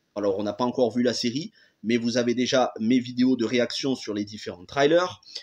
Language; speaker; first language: French; native; French